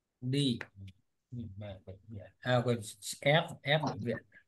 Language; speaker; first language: Chinese; non-native, learner; Vietnamese